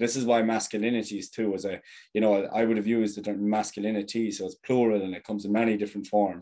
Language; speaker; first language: English; native; English